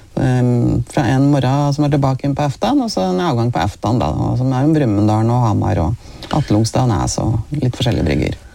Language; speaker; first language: Norwegian; native; Norwegian